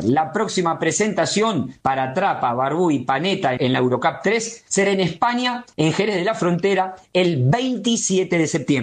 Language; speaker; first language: Spanish; native; Spanish